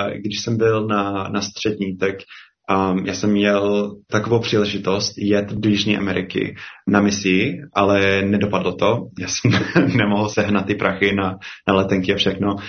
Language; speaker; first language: Czech; non-native, fluent; English